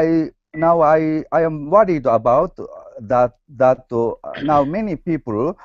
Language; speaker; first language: English; non-native, learner; Japanese